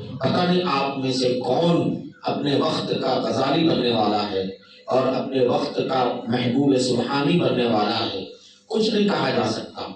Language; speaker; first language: Urdu; native; Urdu